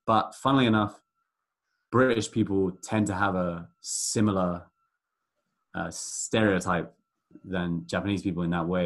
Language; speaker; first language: English; native; English